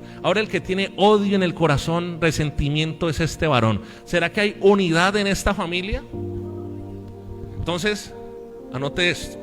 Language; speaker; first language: Spanish; native; Spanish